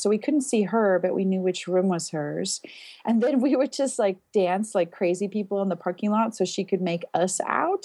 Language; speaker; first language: English; native; English